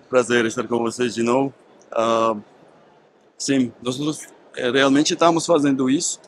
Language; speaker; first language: Portuguese; non-native, fluent; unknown